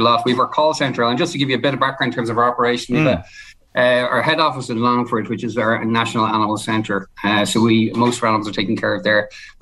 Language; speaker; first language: English; native; English